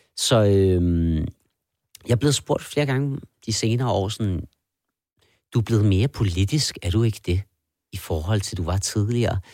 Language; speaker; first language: Danish; early bilingual, other home language; Persian